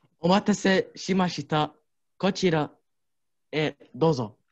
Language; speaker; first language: Japanese; non-native, learner; English